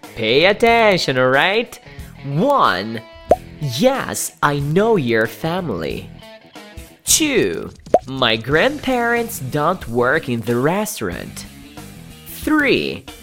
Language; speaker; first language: English; non-native, fluent; Portuguese